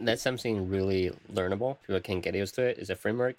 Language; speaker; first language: English; non-native, fluent; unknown